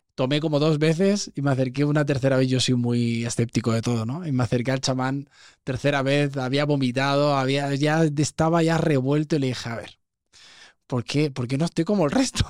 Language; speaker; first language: Spanish; native; Spanish